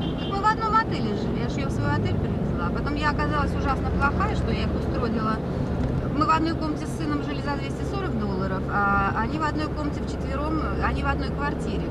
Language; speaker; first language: Russian; native; Russian